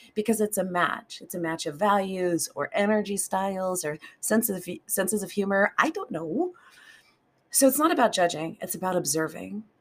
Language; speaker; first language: English; native; English